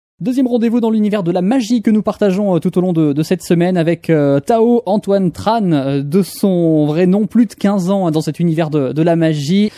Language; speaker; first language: French; native; French